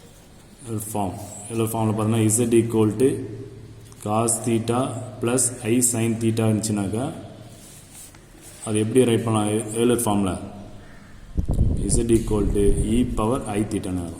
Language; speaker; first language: Tamil; native; Tamil